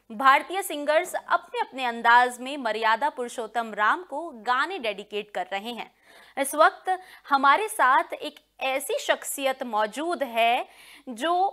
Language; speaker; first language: Hindi; native; Hindi